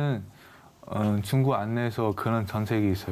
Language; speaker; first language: Korean; non-native, fluent; Chinese